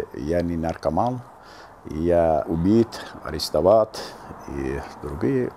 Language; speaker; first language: Russian; non-native, local second language; Azerbaijani